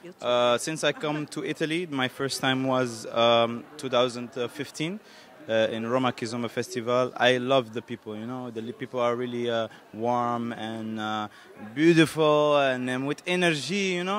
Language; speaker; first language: English; non-native, fluent; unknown